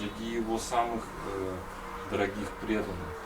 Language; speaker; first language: Russian; native; Russian